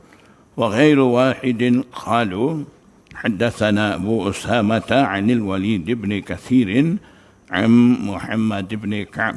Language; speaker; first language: Arabic; non-native, fluent; Malay